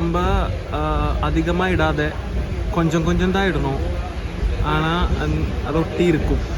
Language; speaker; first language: Tamil; non-native, learner; Malayalam